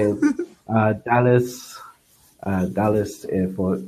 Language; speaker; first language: French; non-native, learner; English